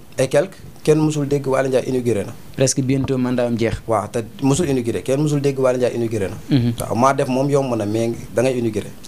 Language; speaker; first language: Wolof; native; Wolof